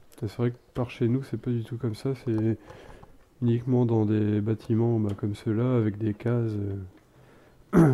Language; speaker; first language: French; native; French